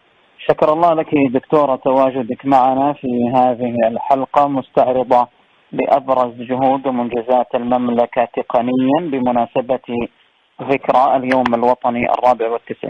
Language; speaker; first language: Arabic; native; Arabic